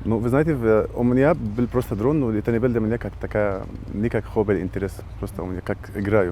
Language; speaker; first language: Russian; non-native, learner; Arabic